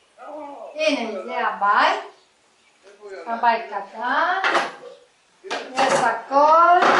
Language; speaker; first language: Hebrew; non-native, learner; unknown